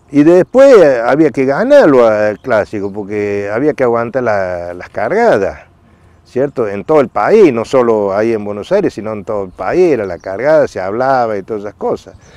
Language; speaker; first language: Spanish; native; Spanish